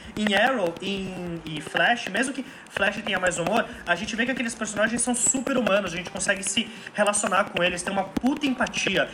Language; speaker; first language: Portuguese; native; Portuguese